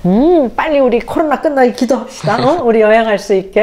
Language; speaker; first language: Korean; native; Korean